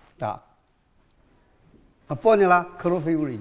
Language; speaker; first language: Russian; non-native, learner; Chinese